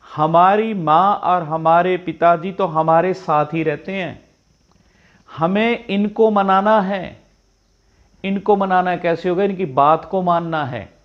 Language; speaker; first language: Hindi; non-native, local second language; Punjabi